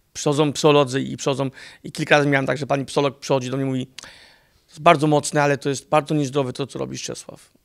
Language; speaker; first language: Polish; early bilingual, heritage; Danish